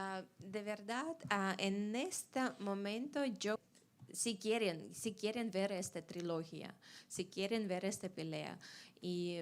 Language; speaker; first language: Spanish; non-native, fluent; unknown